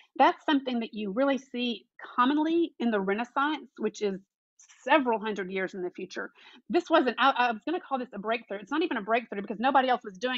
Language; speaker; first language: English; native; English